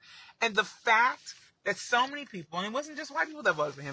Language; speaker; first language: English; native; English